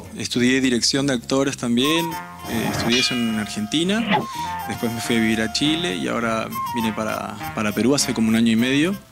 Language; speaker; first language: Spanish; early bilingual, other home language; Italian